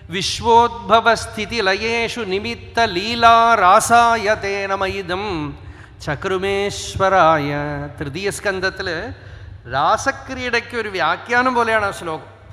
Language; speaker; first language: Malayalam; non-native, local second language; Tamil